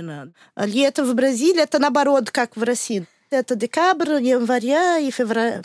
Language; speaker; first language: Russian; non-native, learner; Portuguese